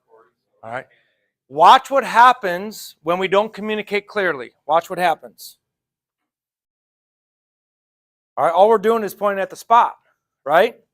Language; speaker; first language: English; native; English